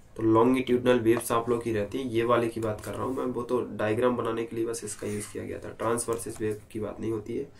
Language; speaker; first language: Hindi; native; Hindi